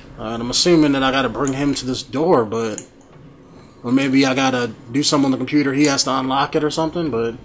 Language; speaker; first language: English; native; English